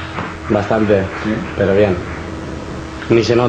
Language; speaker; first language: Spanish; native; Spanish